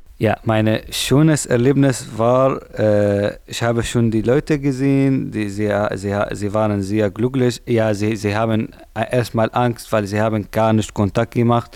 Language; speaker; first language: German; non-native, learner; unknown